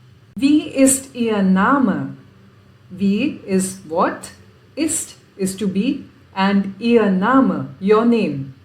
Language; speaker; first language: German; non-native, fluent; Marathi